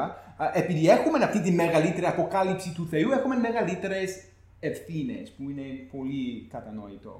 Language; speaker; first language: Greek; non-native, fluent; English